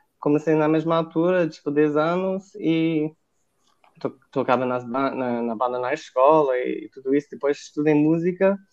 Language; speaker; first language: Portuguese; non-native, fluent; English